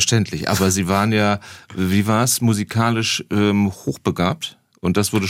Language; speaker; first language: German; native; German